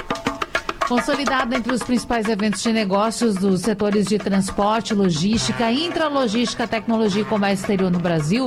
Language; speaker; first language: Portuguese; native; Portuguese